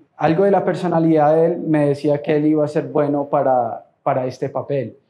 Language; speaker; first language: Spanish; early bilingual, heritage; Spanish